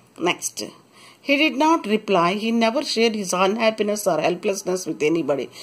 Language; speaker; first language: English; non-native, local second language; Telugu